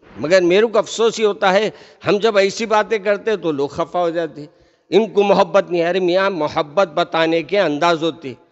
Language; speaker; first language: Hindi; non-native, local second language; Urdu